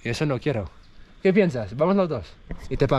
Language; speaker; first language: Spanish; non-native, fluent; English